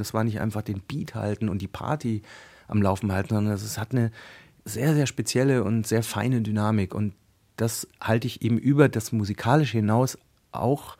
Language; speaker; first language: German; native; German